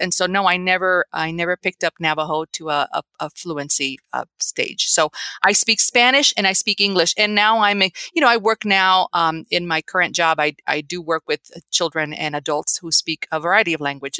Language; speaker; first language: English; early bilingual, other home language; Spanish